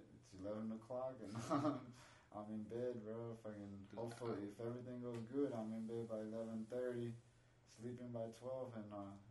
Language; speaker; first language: English; non-native, fluent; Spanish